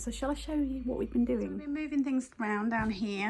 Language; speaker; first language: English; native; English